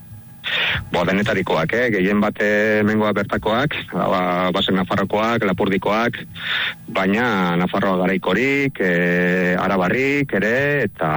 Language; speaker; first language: Basque; non-native, local second language; Spanish